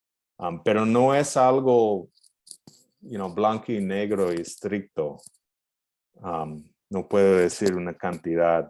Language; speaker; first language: Spanish; non-native, fluent; English